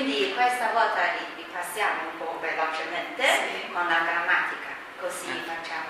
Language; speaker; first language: Italian; non-native, fluent; Chinese